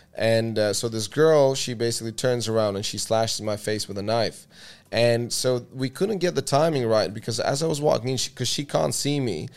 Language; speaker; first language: English; non-native, fluent; Russian